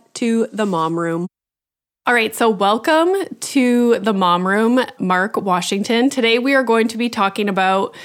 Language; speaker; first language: English; native; English